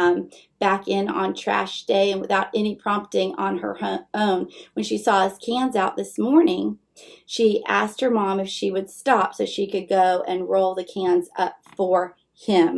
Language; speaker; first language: English; native; English